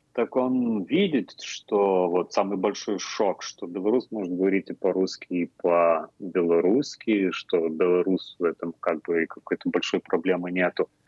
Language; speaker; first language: Russian; non-native, fluent; Lithuanian